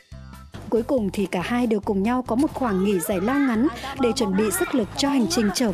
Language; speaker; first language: Vietnamese; native; Vietnamese